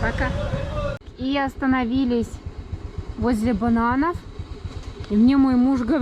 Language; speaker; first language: Russian; native; Russian